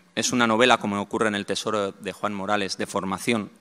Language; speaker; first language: Spanish; native; Spanish